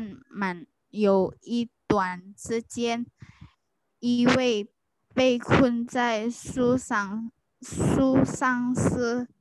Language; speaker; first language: Chinese; non-native, learner; Indonesian